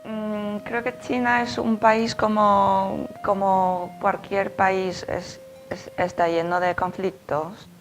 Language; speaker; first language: Spanish; non-native, fluent; Chinese